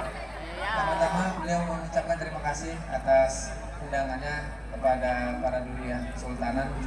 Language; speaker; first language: Indonesian; native; Indonesian